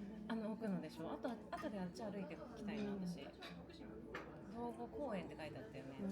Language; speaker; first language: Japanese; native; Japanese